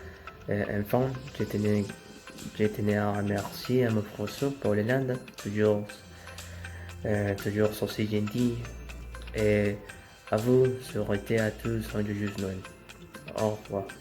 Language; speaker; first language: French; non-native, learner; Spanish